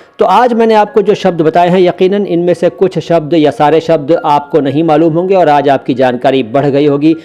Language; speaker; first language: Hindi; native; Hindi